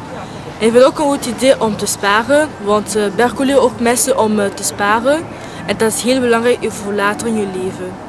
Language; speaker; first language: Dutch; early bilingual, other home language; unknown